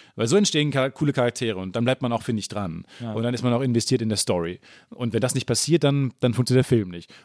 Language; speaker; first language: German; native; German